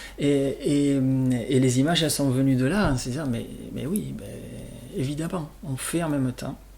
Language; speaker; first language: French; native; French